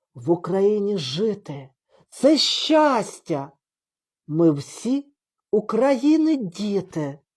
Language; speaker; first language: Ukrainian; native; Ukrainian